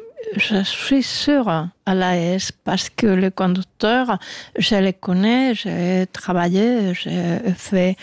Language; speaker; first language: French; non-native, fluent; Spanish